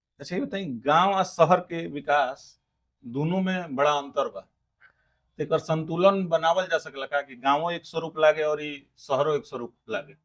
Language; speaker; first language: Bhojpuri; native; Bhojpuri